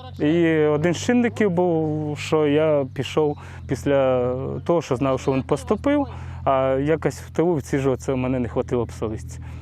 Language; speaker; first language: Ukrainian; non-native, local second language; Russian